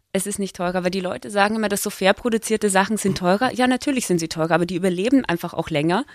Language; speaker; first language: German; native; German